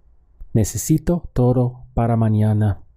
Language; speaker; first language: Spanish; non-native, fluent; English